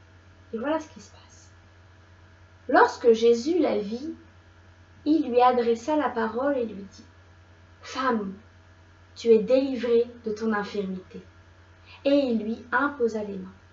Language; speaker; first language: French; native; French